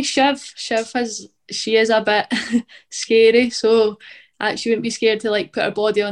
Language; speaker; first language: English; native; English